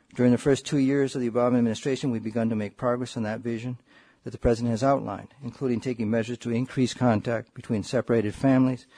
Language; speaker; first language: English; native; English